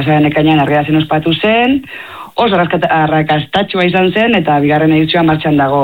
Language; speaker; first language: Basque; native; Basque